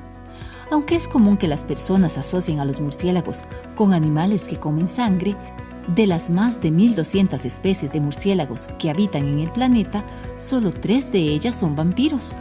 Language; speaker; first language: Spanish; native; Spanish